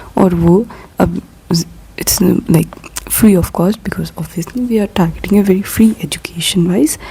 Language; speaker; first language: Hindi; non-native, local second language; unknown